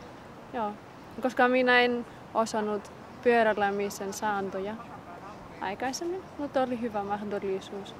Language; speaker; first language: Finnish; non-native, learner; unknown